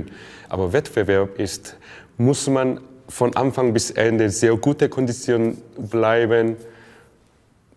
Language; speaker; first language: German; non-native, learner; Korean